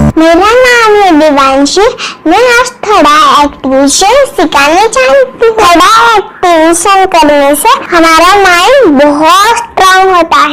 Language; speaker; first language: Hindi; native; Hindi